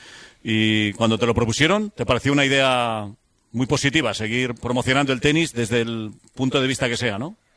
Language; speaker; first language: Spanish; native; Spanish